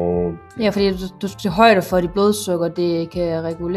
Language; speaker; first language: Danish; native; Danish